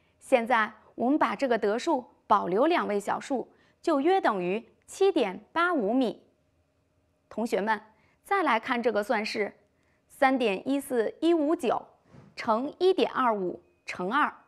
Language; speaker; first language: Chinese; native; Chinese